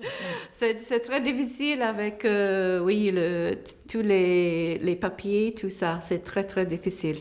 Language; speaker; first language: French; non-native, learner; English